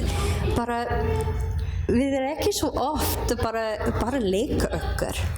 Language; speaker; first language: Icelandic; non-native, learner; English